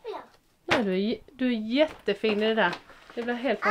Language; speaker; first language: Swedish; native; Swedish